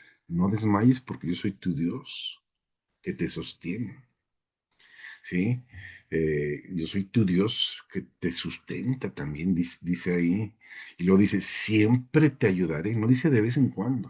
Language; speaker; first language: Spanish; native; Spanish